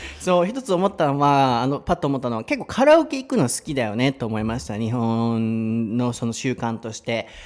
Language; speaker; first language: Japanese; native; Japanese